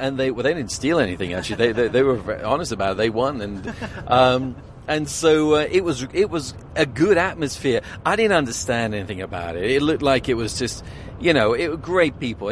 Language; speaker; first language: English; native; English